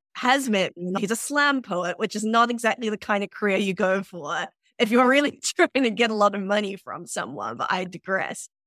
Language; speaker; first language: English; native; English